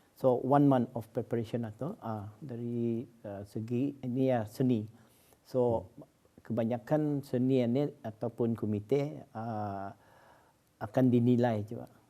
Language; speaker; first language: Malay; native; Malay